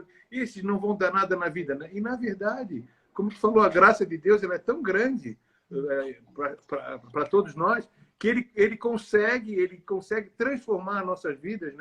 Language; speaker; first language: Portuguese; native; Portuguese